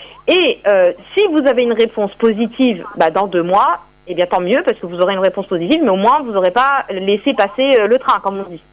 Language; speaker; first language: French; native; French